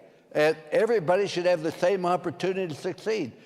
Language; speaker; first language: English; native; English